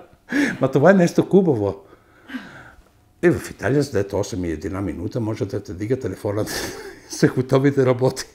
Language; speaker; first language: Bulgarian; non-native, fluent; Italian